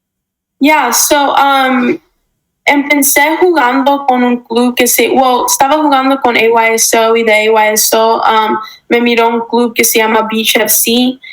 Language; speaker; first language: Spanish; early bilingual, heritage; English